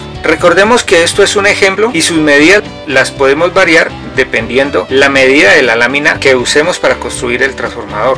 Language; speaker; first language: Spanish; native; Spanish